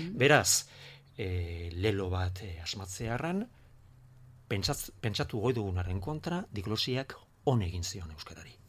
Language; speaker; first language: Basque; non-native, local second language; Spanish